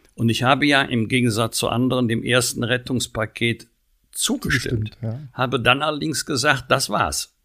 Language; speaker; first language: German; native; German